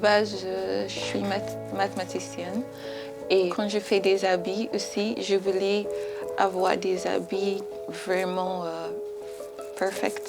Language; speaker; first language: French; non-native, fluent; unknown